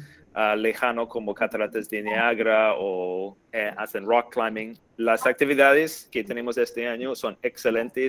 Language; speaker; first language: Spanish; non-native, fluent; English